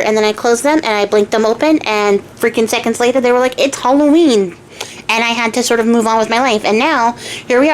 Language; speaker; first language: English; native; English